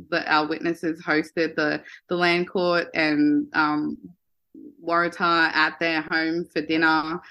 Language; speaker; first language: English; native; English